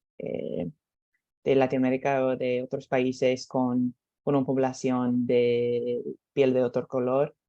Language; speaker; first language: Spanish; non-native, learner; English